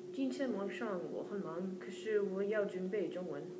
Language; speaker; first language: Chinese; non-native, learner; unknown